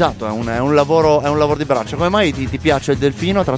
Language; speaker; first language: Italian; native; Italian